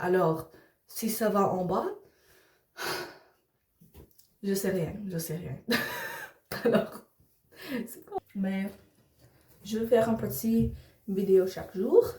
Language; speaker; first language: French; non-native, learner; English